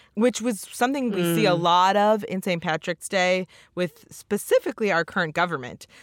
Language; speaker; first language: English; native; English